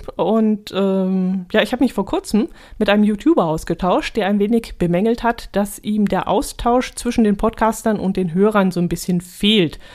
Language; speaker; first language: German; native; German